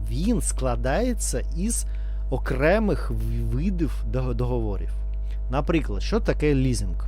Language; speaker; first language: Ukrainian; non-native, learner; Russian